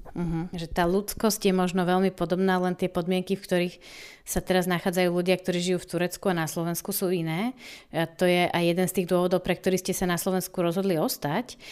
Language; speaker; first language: Slovak; native; Slovak